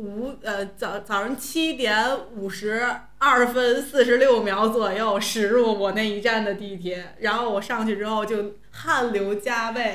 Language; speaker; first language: Chinese; native; Chinese